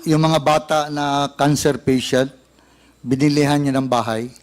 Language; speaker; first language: Filipino; non-native, local second language; Cebuano